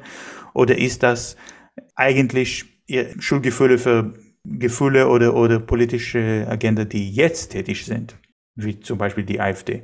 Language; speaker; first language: German; non-native, fluent; Hebrew